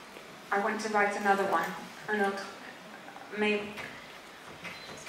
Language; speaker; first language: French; non-native, learner; English